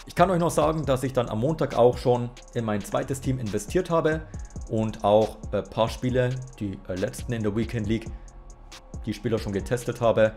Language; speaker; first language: German; native; German